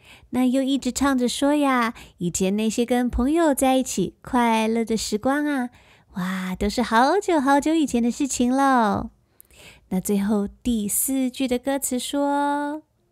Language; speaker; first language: Chinese; native; Chinese